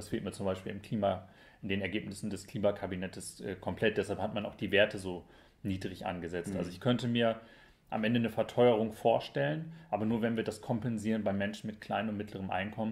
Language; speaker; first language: German; native; German